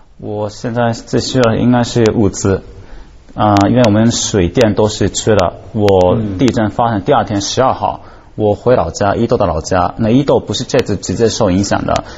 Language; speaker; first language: Chinese; non-native, fluent; Japanese